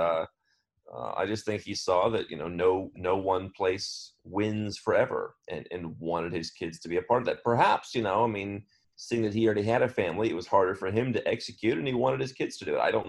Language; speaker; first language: English; native; English